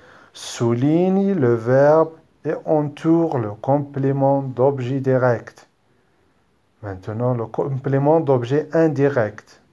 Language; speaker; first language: French; non-native, local second language; Arabic